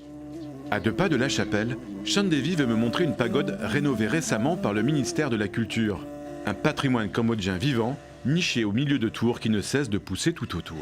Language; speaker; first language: French; native; French